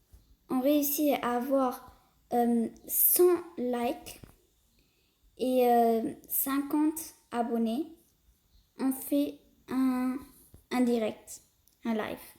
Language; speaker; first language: French; early bilingual, other home language; Portuguese